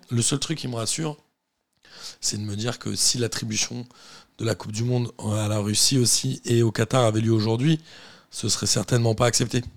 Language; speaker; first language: French; native; French